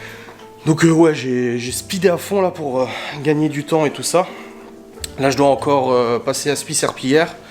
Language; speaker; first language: French; native; French